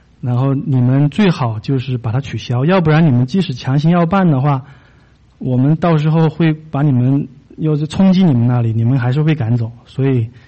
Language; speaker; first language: Chinese; native; Chinese